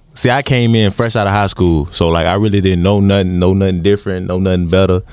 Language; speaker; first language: English; native; English